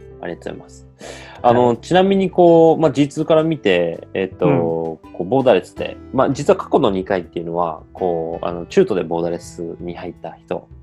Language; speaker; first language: Japanese; native; Japanese